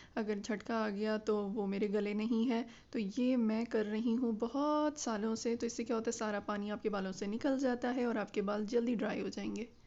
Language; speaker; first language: Urdu; native; Urdu